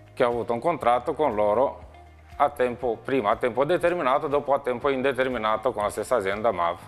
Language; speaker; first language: Italian; non-native, fluent; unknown